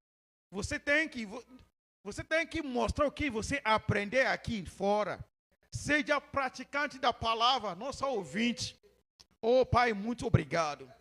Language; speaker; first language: Portuguese; non-native, learner; Yoruba